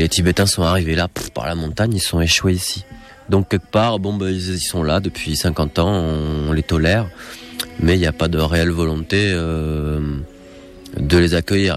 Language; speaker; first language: French; native; French